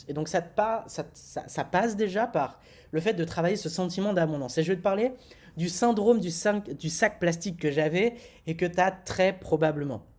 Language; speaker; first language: French; native; French